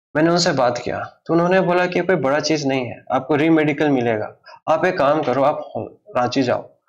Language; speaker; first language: Hindi; native; Hindi